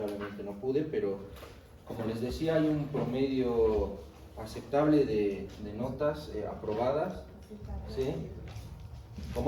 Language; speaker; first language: Spanish; native; Spanish